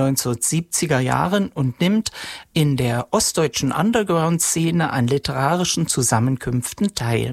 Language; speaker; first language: German; native; German